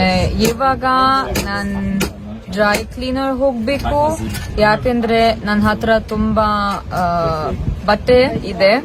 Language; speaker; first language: Kannada; non-native, learner; German